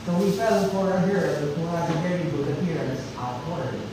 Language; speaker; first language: English; non-native, local second language; Filipino